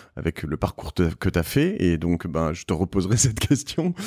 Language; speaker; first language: French; native; French